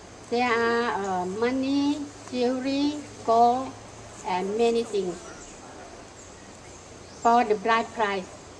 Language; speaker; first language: English; non-native, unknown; Thai